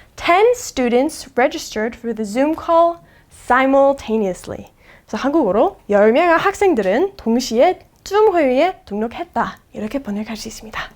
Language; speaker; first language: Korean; non-native, fluent; English